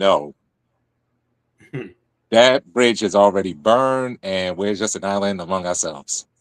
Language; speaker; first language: English; native; English